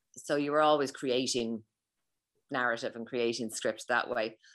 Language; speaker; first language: English; native; English